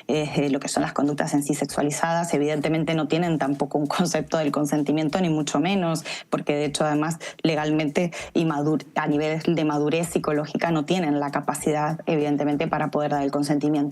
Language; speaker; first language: Spanish; native; Spanish